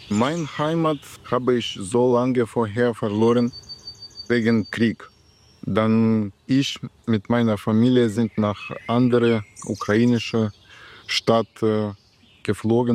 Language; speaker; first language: German; non-native, learner; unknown